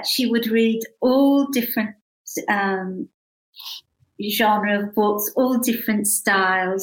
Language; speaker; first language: English; native; English